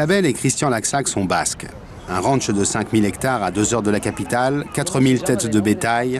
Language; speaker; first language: French; native; French